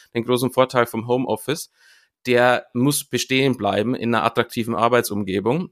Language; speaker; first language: German; native; German